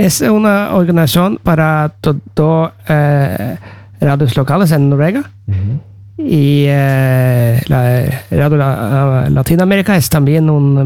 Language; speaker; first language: Spanish; non-native, learner; Norwegian